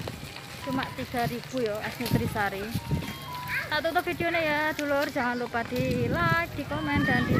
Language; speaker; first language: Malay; non-native, local second language; Javanese